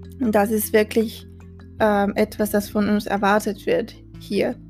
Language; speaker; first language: German; non-native, fluent; Portuguese